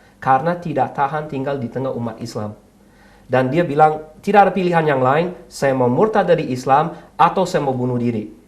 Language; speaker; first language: Indonesian; non-native, fluent; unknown